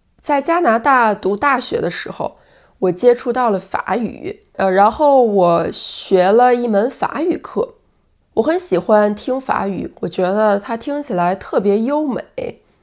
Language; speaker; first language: Chinese; native; Chinese